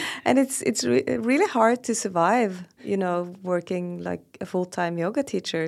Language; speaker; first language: English; non-native, fluent; Norwegian